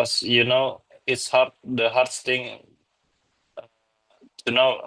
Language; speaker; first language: English; non-native, learner; Indonesian